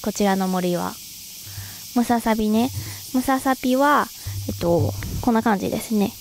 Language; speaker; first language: Japanese; non-native, fluent; Chinese